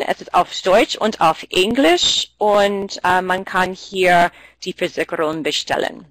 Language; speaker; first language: German; non-native, fluent; English